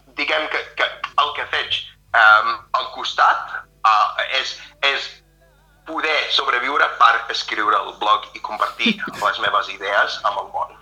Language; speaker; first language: Catalan; non-native, fluent; English